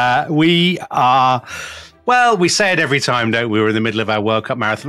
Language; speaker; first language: English; native; English